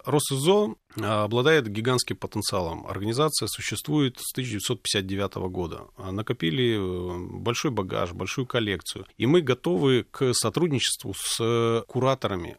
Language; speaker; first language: Russian; native; Russian